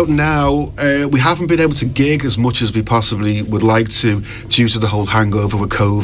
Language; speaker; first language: English; native; English